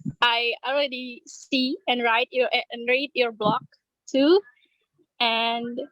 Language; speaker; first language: English; non-native, learner; Indonesian